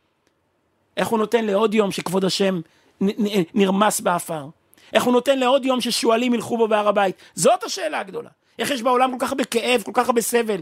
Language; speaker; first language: Hebrew; native; Hebrew